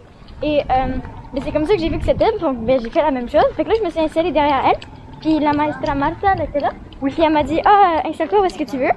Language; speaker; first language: French; native; French